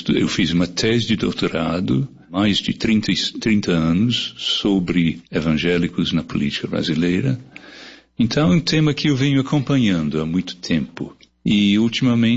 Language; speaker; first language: Portuguese; non-native, fluent; English